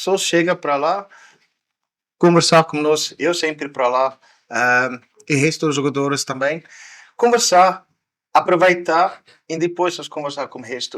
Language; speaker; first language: Portuguese; non-native, learner; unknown